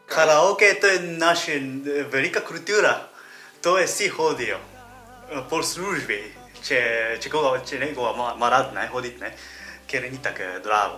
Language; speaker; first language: Slovenian; non-native, learner; Japanese